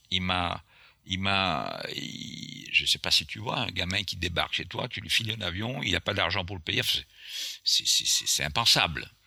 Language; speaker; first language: French; non-native, local second language; Guadeloupean Creole French